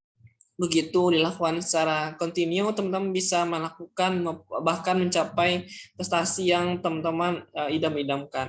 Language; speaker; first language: Indonesian; non-native, local second language; Minangkabau